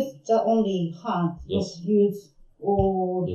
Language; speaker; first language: English; non-native, learner; Japanese